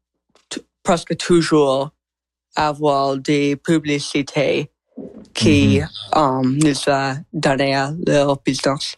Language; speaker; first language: French; non-native, local second language; English